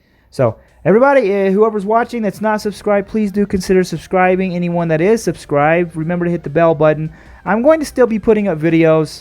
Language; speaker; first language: English; native; English